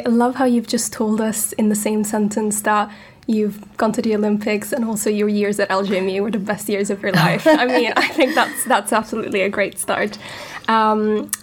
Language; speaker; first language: English; non-native, fluent; Italian